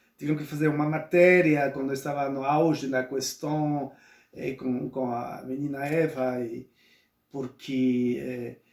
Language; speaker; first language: Portuguese; non-native, local second language; Spanish